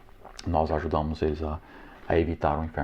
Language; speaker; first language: Portuguese; non-native, fluent; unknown